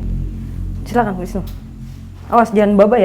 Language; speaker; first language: Indonesian; native; Indonesian